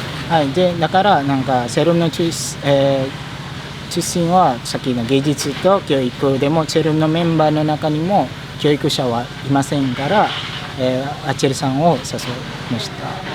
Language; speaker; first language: Japanese; non-native, fluent; Indonesian